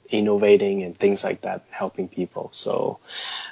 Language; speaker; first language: English; non-native, local second language; Cantonese